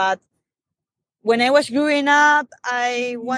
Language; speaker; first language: English; non-native, fluent; Spanish